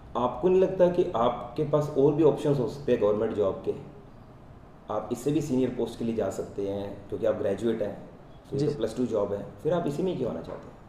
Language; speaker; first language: Hindi; native; Hindi